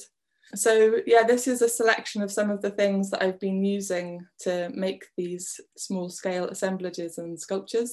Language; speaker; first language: English; native; English